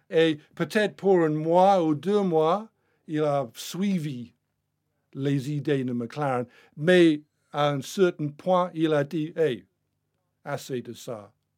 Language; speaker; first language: French; non-native, fluent; English